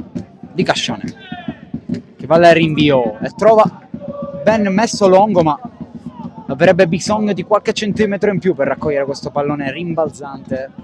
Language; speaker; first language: Italian; native; Italian